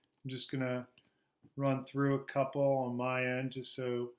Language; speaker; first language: English; native; English